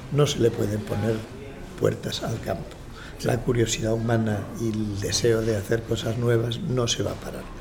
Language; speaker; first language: Spanish; native; Spanish